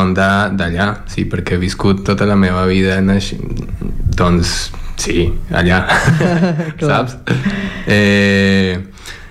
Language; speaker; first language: Catalan; non-native, learner; Spanish